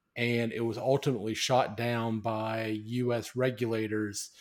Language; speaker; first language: English; native; English